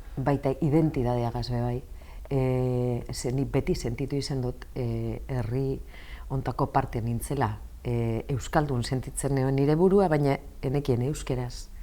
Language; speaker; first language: Basque; non-native, local second language; Spanish